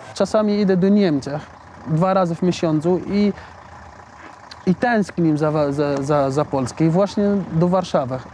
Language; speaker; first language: Polish; non-native, learner; Arabic